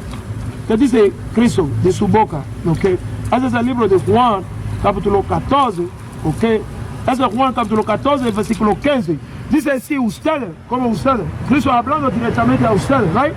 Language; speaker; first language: Spanish; non-native, learner; English